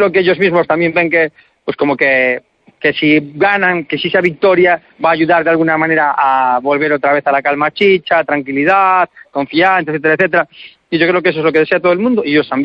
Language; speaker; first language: Spanish; native; Spanish